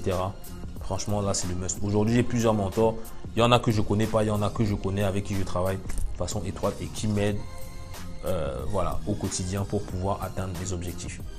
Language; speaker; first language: French; native; French